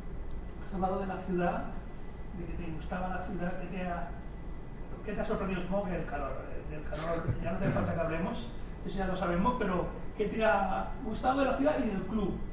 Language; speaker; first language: Spanish; native; Spanish